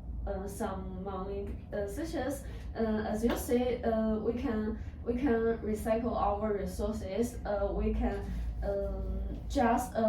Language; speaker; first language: English; non-native, learner; Chinese